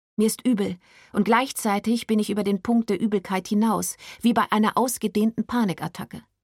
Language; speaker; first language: German; native; German